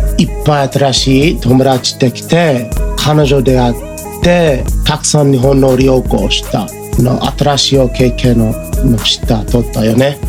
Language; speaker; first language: Japanese; non-native, learner; English